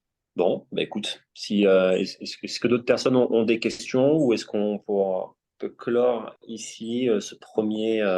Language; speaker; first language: French; native; French